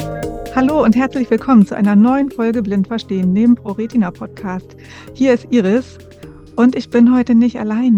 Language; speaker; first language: German; native; German